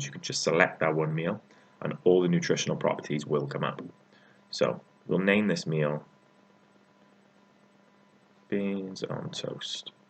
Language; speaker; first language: English; native; English